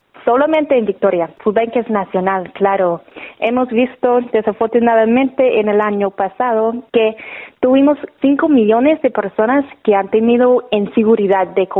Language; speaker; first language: Spanish; non-native, fluent; English